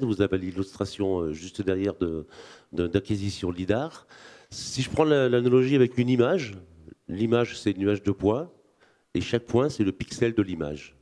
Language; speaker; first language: French; native; French